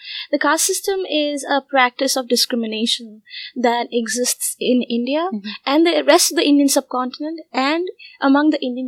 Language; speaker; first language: English; non-native, local second language; Hindi